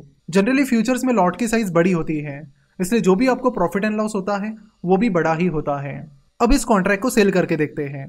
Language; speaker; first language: Hindi; non-native, local second language; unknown